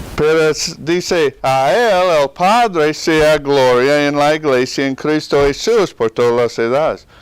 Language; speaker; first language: Spanish; non-native, fluent; English